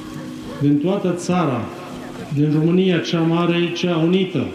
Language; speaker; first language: Romanian; non-native, fluent; Arabic